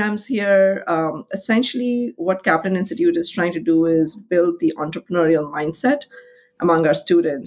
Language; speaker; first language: English; non-native, local second language; Hindi